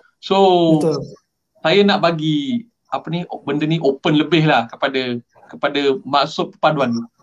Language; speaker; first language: Malay; non-native, local second language; Tamil